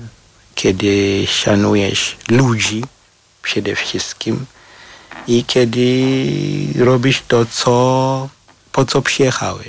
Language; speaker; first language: Polish; non-native, learner; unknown